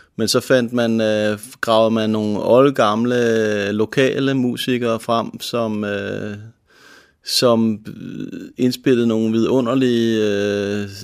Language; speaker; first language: Danish; native; Danish